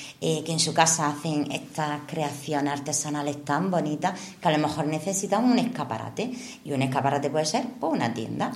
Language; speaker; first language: Spanish; non-native, fluent; Italian